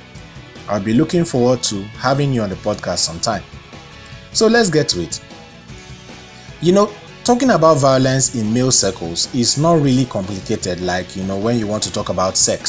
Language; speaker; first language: English; non-native, local second language; Igbo